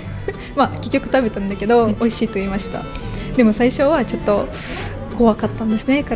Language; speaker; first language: Japanese; non-native, fluent; Russian